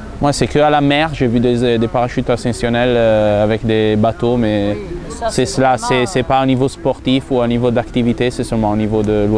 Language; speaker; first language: French; non-native, fluent; Italian